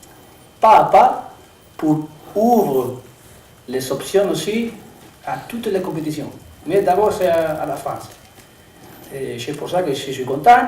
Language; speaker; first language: French; non-native, learner; Spanish